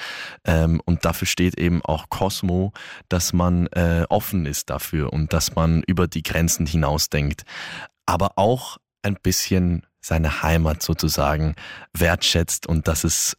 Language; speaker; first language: German; native; German